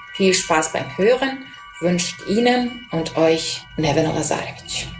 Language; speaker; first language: German; non-native, fluent; Serbian